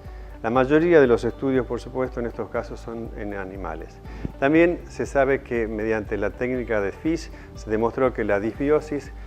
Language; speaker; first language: Spanish; native; Spanish